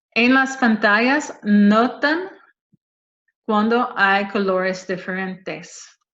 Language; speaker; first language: Spanish; non-native, fluent; English